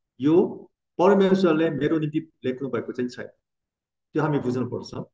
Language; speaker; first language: Nepali; non-native, fluent; Korean